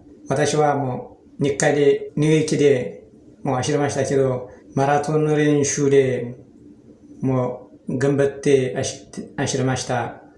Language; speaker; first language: Japanese; non-native, fluent; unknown